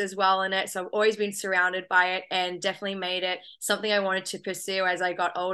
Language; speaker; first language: English; native; English